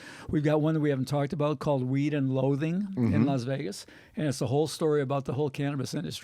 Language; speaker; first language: English; native; English